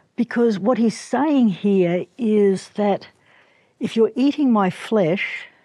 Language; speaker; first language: English; native; English